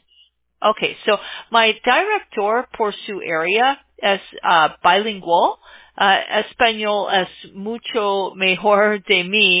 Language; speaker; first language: Spanish; non-native, learner; English